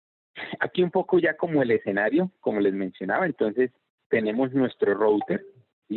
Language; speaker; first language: Spanish; native; Spanish